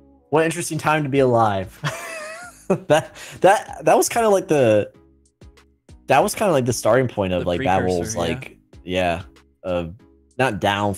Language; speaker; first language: English; native; English